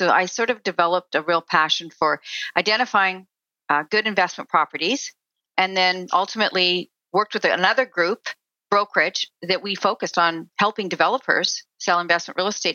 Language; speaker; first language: English; native; English